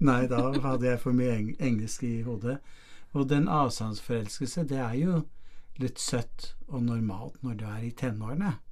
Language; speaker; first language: Norwegian; non-native, fluent; English